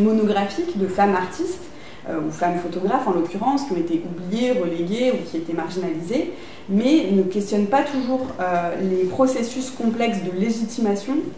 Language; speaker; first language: French; native; French